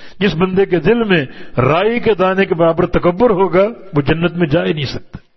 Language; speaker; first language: Urdu; native; Urdu